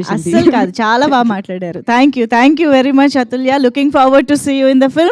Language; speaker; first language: Telugu; native; Telugu